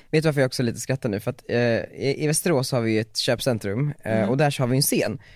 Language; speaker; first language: Swedish; native; Swedish